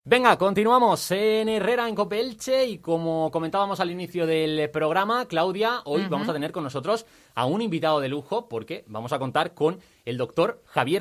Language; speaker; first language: Spanish; native; Spanish